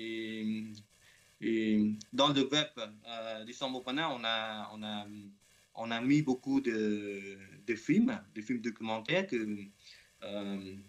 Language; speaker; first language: French; non-native, learner; Khmer